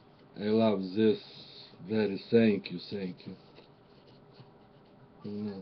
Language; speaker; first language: English; non-native, learner; Russian